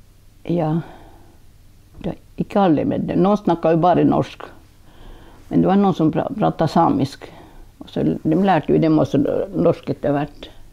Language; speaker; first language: Norwegian; non-native, local second language; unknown